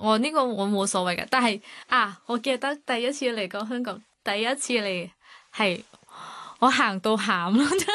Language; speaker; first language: Cantonese; non-native, fluent; Thai